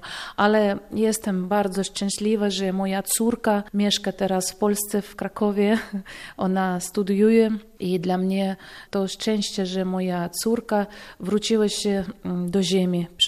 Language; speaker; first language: Polish; non-native, fluent; Russian